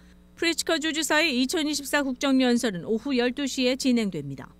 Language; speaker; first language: Korean; native; Korean